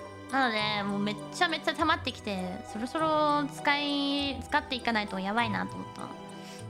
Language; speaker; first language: Japanese; non-native, fluent; German